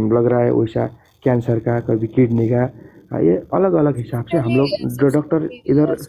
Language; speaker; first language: Hindi; non-native, learner; Nepali